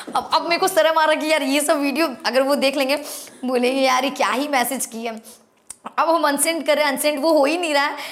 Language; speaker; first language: Hindi; native; Hindi